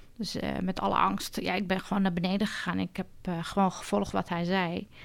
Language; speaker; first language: Dutch; early bilingual, other home language; Turkish